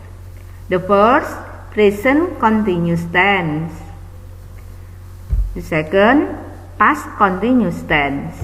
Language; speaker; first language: English; non-native, fluent; Indonesian